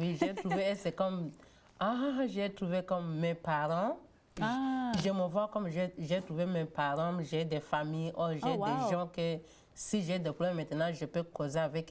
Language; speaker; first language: French; non-native, learner; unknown